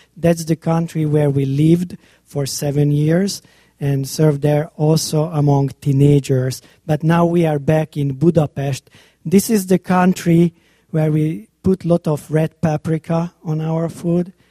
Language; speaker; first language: English; non-native, fluent; Hungarian